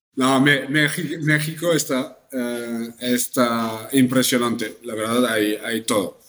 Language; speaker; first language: Spanish; non-native, fluent; French